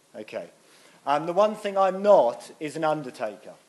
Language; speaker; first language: English; native; English